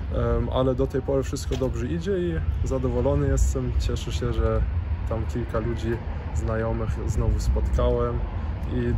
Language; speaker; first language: Polish; early bilingual, heritage; Polish